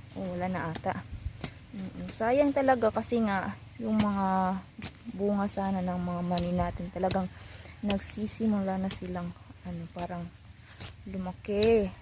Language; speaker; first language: Filipino; non-native, local second language; Cebuano